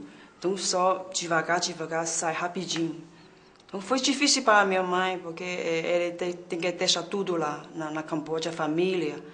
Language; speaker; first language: Portuguese; non-native, learner; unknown